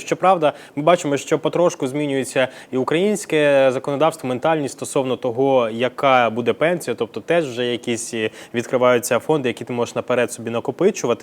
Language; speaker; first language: Ukrainian; native; Ukrainian